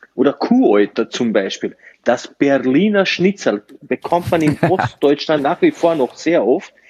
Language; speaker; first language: German; non-native, fluent; Slovenian